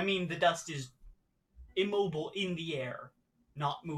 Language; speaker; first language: English; native; English